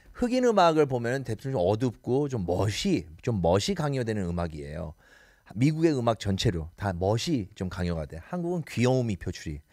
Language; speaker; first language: Korean; early bilingual, heritage; Korean